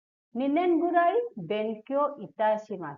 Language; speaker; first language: Japanese; non-native, fluent; Hindi